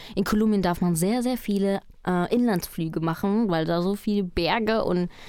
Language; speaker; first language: German; early bilingual, other home language; Spanish